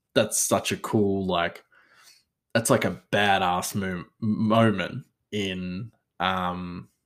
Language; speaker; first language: English; native; English